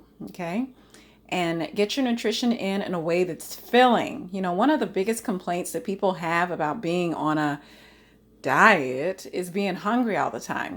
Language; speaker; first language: English; native; English